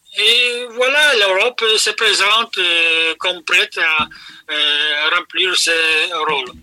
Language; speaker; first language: French; non-native, fluent; Polish